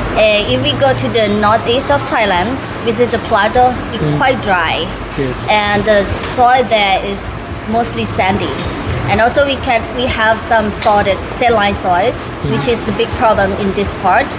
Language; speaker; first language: English; non-native, learner; Thai